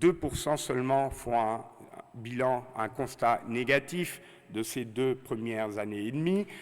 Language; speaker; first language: French; native; French